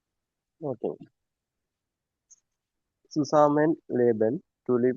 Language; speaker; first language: German; non-native, learner; Tamil